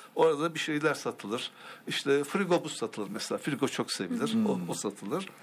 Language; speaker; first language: Turkish; native; Turkish